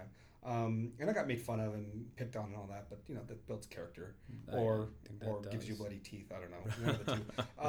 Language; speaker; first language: English; early bilingual, other home language; Kannada